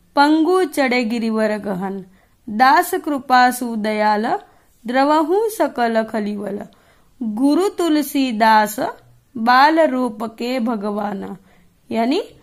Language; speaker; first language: Hindi; non-native, local second language; Gujarati